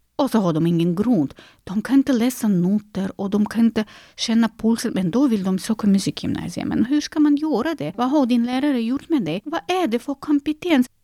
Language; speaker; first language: Swedish; non-native, fluent; Russian